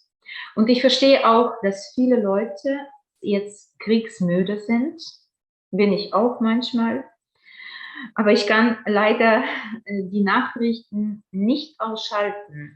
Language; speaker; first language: German; non-native, fluent; Ukrainian